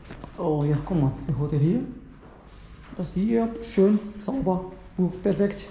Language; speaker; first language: German; non-native, fluent; Arabic